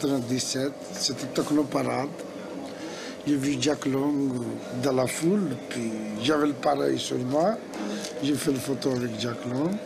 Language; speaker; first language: French; non-native, learner; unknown